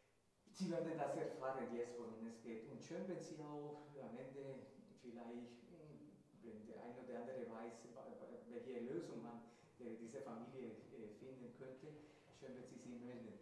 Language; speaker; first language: German; non-native, fluent; Spanish